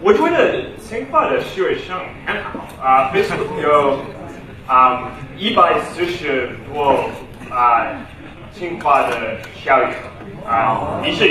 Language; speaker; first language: Chinese; non-native, learner; English